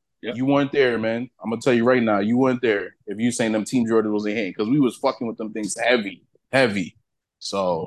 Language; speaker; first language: English; native; English